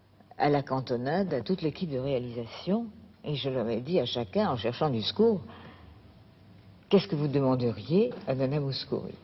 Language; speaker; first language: French; native; French